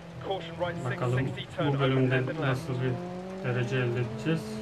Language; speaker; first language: Turkish; native; Turkish